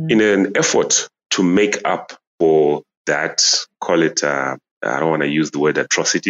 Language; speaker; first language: English; non-native, local second language; Nyanja